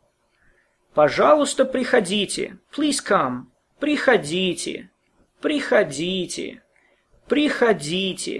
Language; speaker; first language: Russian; non-native, fluent; English